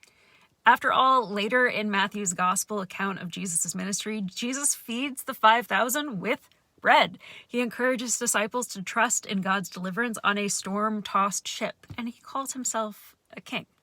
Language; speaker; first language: English; native; English